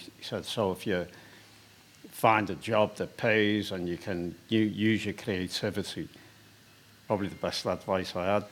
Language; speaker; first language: English; native; English